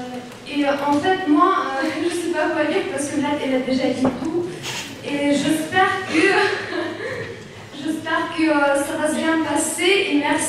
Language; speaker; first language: French; non-native, learner; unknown